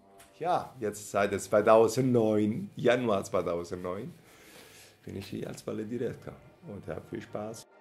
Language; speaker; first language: German; non-native, fluent; Italian